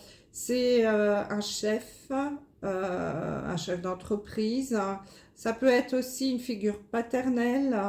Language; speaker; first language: French; native; French